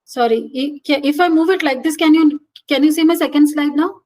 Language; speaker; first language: English; non-native, local second language; Kannada